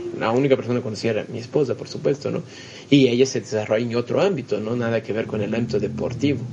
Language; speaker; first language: Spanish; non-native, fluent; Portuguese